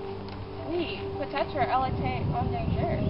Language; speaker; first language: French; non-native, learner; English